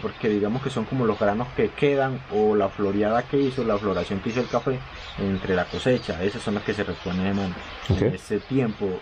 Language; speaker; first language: Spanish; native; Spanish